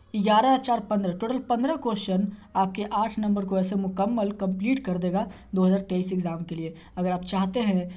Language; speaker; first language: Hindi; native; Hindi